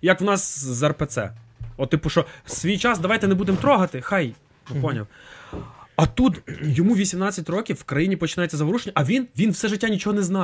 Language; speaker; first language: Ukrainian; native; Ukrainian